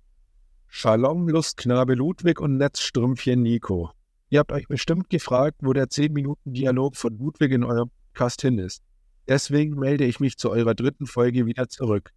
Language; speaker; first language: German; native; German